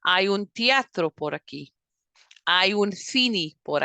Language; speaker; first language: Spanish; non-native, fluent; English